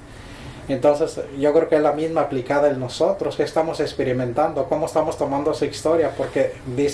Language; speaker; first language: Spanish; native; Spanish